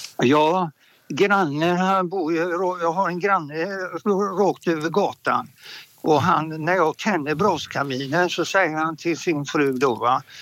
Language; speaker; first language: Swedish; native; Swedish